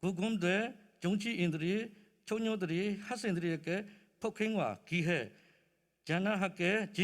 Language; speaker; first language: Korean; non-native, learner; Burmese